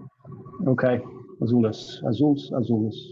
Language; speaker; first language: Spanish; non-native, learner; English